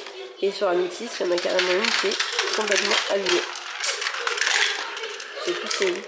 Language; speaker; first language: French; native; French